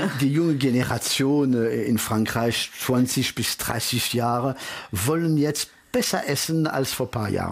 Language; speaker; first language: German; early bilingual, heritage; French